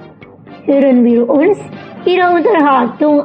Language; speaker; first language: German; non-native, fluent; Indonesian